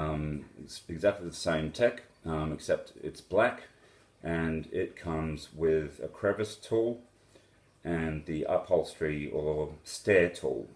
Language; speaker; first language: English; native; English